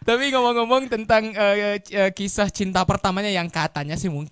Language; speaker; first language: Indonesian; native; Indonesian